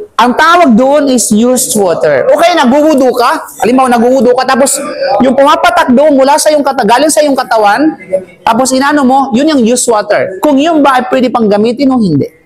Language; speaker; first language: Filipino; native; Filipino